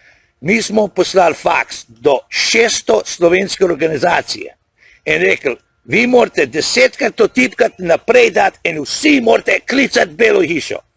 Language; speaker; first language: Slovenian; early bilingual, heritage; Slovenian